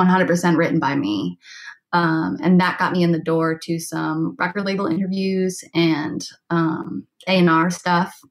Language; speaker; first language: English; native; English